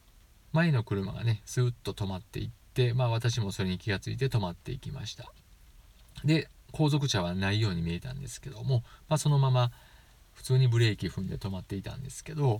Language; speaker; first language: Japanese; native; Japanese